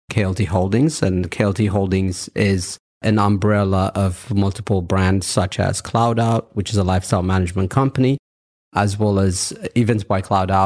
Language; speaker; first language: English; early bilingual, other home language; Amharic